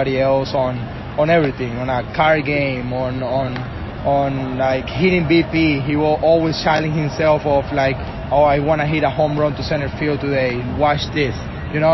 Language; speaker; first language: English; non-native, fluent; Spanish